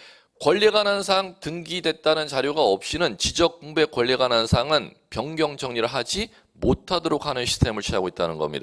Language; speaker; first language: Korean; native; Korean